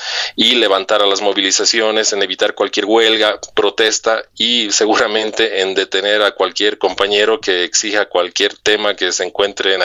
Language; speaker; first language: Spanish; native; Spanish